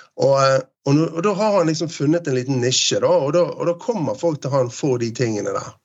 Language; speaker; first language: Norwegian; native; Norwegian